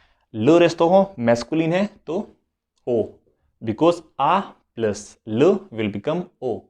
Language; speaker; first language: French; non-native, fluent; Hindi